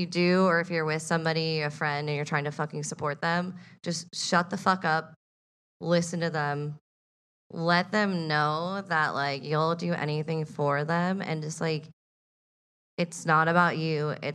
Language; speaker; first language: English; native; English